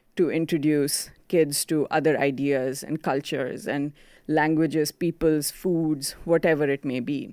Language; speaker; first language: English; non-native, local second language; Konkani